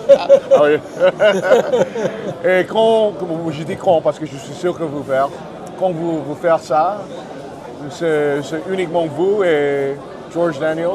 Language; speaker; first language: French; non-native, learner; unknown